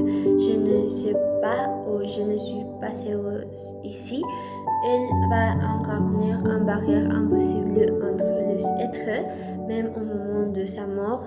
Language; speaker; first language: French; non-native, learner; Spanish